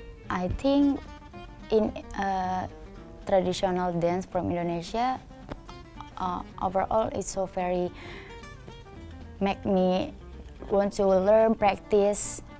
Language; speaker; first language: English; non-native, learner; Indonesian